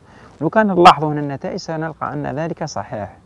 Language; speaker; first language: Arabic; native; Arabic